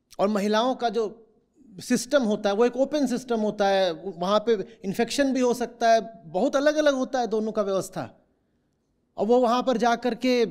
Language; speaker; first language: Hindi; native; Hindi